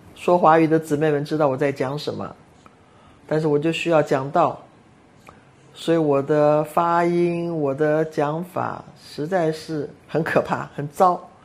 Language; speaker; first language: Chinese; non-native, local second language; Cantonese